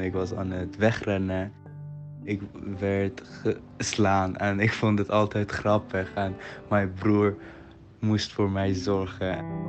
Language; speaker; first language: Dutch; non-native, fluent; Persian